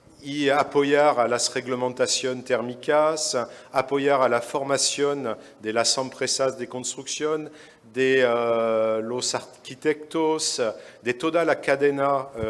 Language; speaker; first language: Spanish; non-native, fluent; French